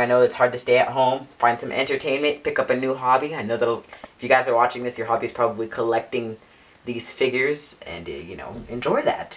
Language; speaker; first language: English; native; English